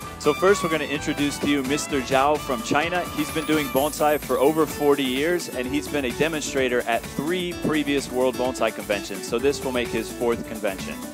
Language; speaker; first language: English; native; English